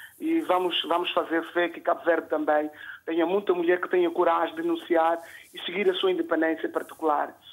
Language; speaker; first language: Portuguese; native; Portuguese